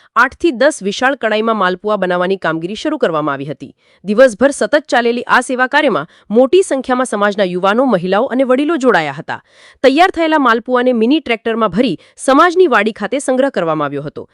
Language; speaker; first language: Gujarati; native; Gujarati